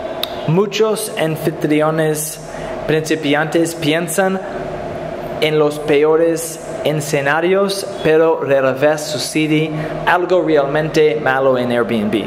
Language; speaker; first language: Spanish; non-native, learner; English